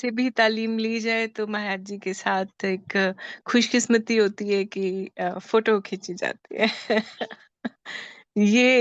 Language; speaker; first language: Hindi; native; Hindi